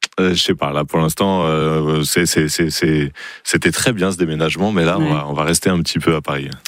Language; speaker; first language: French; native; French